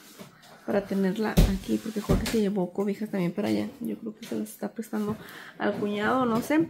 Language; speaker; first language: Spanish; native; Spanish